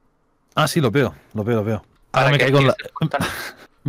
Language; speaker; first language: Spanish; native; Spanish